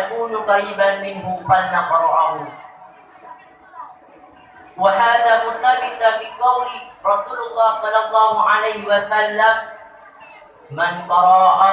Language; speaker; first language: Arabic; non-native, learner; Achinese